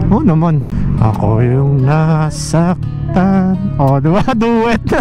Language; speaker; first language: Filipino; native; Filipino